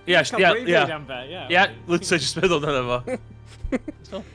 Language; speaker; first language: Welsh; native; Welsh